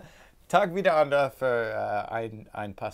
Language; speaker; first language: German; non-native, learner; English